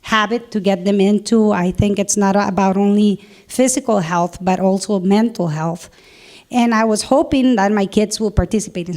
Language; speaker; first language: English; non-native, fluent; Spanish